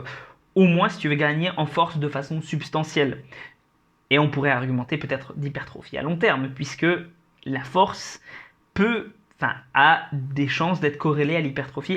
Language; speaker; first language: French; native; French